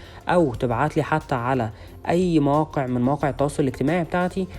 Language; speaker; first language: Arabic; native; Arabic